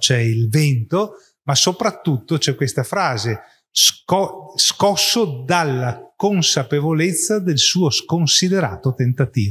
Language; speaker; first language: Italian; native; Italian